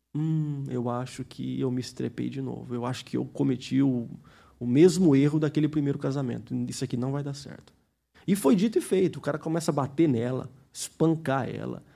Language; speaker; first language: Portuguese; early bilingual, heritage; Portuguese